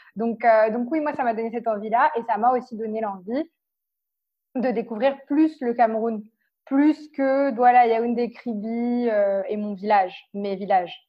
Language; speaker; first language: French; native; French